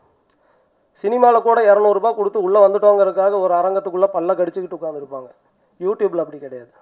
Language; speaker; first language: Tamil; native; Tamil